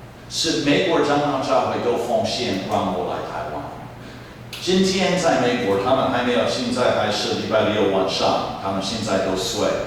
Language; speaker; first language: Chinese; non-native, fluent; English